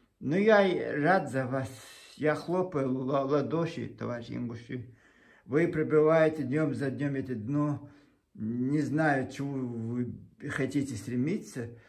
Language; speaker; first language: Russian; non-native, local second language; Chechen